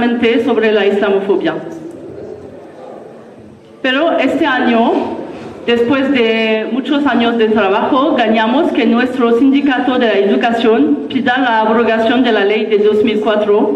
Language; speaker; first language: Spanish; non-native, learner; French